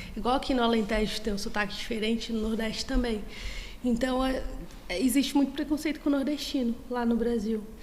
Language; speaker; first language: Portuguese; native; Portuguese